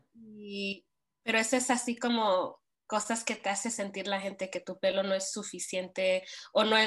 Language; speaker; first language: Spanish; early bilingual, heritage; Spanish